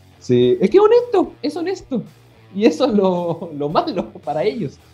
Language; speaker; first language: Spanish; native; Spanish